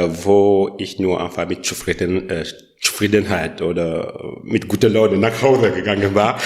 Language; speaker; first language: German; non-native, learner; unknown